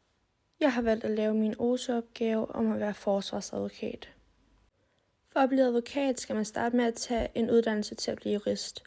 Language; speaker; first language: Danish; native; Danish